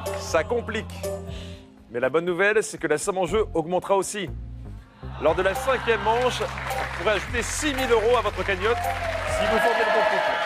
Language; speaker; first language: French; native; French